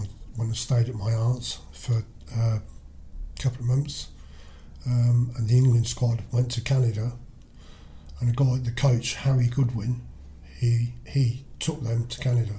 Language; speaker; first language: English; native; English